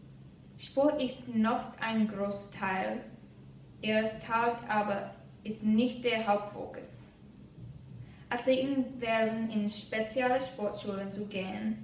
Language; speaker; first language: German; non-native, learner; English